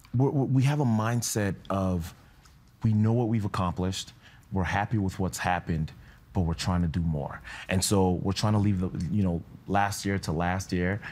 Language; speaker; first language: English; non-native, fluent; French